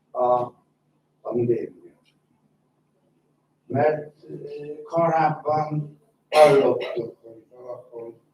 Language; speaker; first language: Hungarian; non-native, fluent; Polish